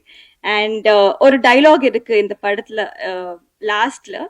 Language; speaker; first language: Tamil; non-native, learner; Telugu